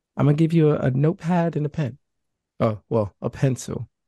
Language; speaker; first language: English; native; English